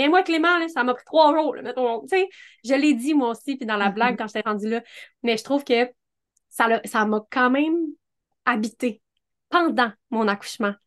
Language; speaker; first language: French; native; French